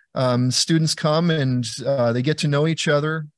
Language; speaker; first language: English; native; English